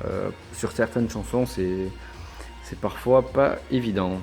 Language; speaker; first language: French; native; French